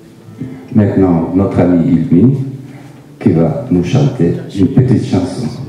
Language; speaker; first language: French; non-native, fluent; Turkish